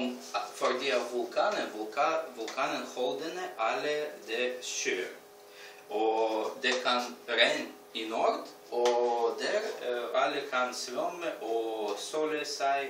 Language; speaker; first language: Swedish; non-native, learner; Russian